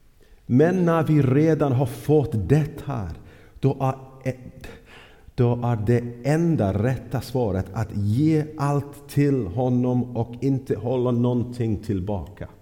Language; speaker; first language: Swedish; non-native, fluent; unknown